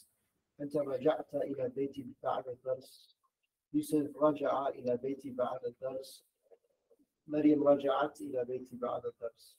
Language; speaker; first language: Arabic; non-native, learner; English